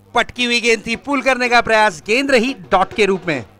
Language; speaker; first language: Hindi; non-native, local second language; Marathi